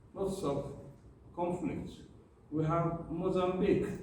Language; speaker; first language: English; non-native, local second language; Amharic